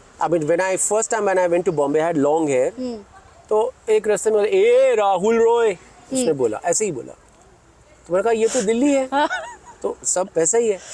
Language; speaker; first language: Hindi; non-native, local second language; Bangla